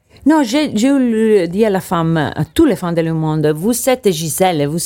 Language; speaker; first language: French; non-native, learner; Italian